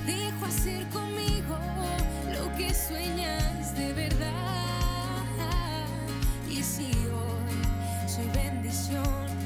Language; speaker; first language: Spanish; native; Spanish